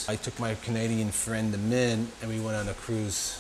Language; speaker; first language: English; native; English